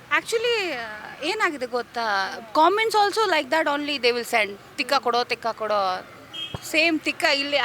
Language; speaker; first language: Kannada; non-native, learner; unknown